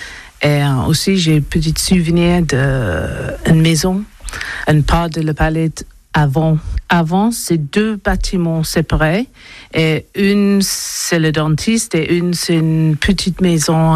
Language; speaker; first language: French; non-native, learner; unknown